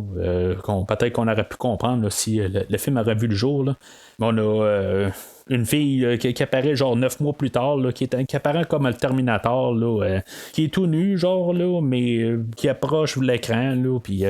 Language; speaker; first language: French; native; French